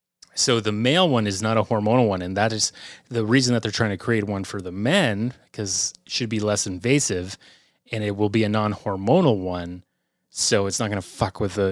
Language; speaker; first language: English; native; English